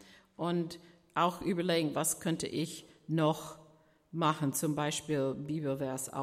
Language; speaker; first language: German; non-native, fluent; English